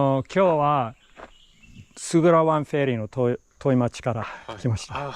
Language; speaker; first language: Japanese; non-native, learner; English